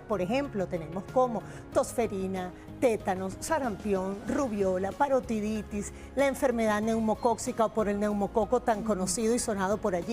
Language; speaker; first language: Spanish; native; Spanish